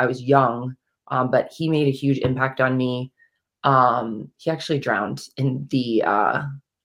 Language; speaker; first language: English; native; English